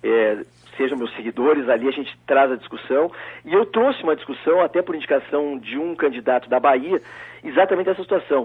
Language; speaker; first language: Portuguese; native; Portuguese